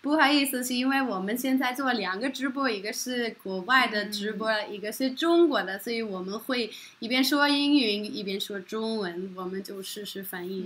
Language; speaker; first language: Chinese; non-native, fluent; Norwegian